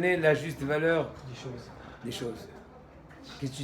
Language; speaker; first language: French; native; French